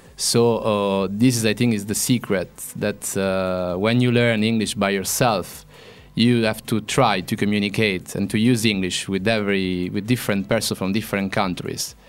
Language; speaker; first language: English; non-native, fluent; Italian